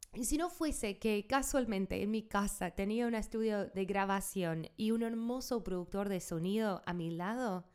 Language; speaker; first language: Spanish; non-native, fluent; English